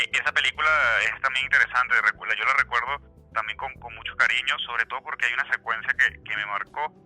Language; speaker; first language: Spanish; native; Spanish